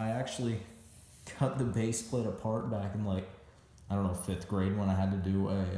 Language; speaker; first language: English; native; English